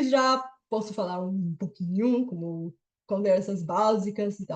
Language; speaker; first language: Portuguese; non-native, fluent; Bulgarian